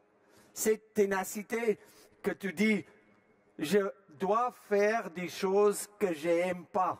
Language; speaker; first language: French; non-native, fluent; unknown